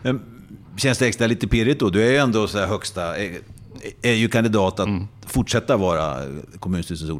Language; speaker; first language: Swedish; native; Swedish